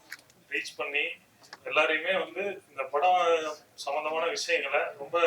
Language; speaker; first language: Tamil; native; Tamil